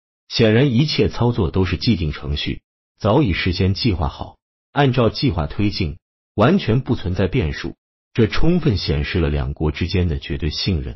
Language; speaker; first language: Chinese; native; Chinese